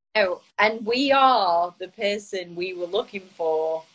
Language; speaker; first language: English; native; English